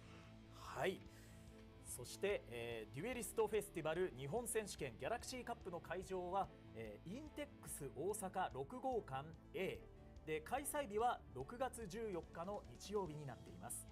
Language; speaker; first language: Japanese; native; Japanese